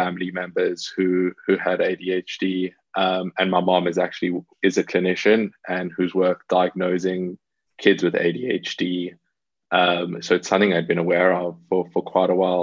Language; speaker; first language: English; native; English